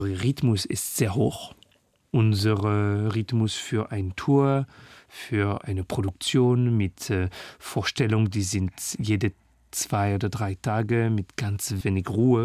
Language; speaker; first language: German; non-native, learner; French